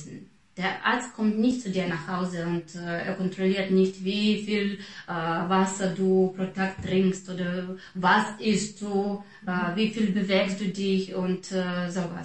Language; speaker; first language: German; non-native, fluent; Russian